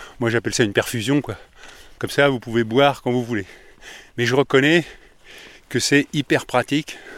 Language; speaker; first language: French; native; French